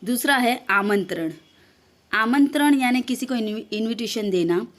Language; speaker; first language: Hindi; non-native, local second language; Gujarati